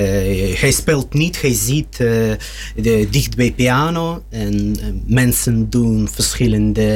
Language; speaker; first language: Dutch; non-native, learner; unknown